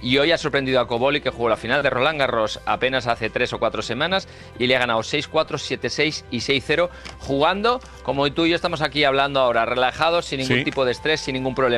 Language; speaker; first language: Spanish; native; Spanish